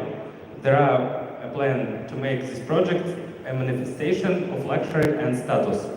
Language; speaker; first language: English; non-native, learner; Russian